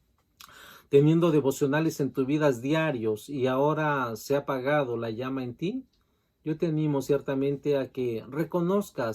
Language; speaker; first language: Spanish; native; Spanish